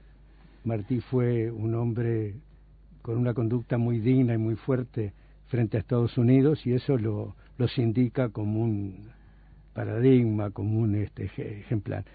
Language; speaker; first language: Spanish; native; Spanish